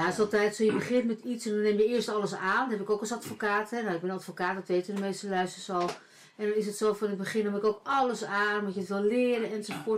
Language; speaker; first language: Dutch; native; Dutch